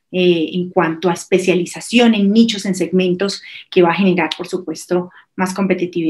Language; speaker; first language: Spanish; native; Spanish